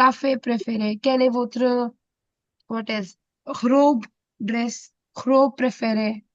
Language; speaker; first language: French; non-native, fluent; Hindi